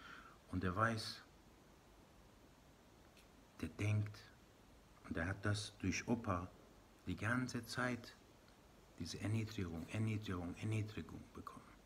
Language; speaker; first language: German; non-native, learner; Persian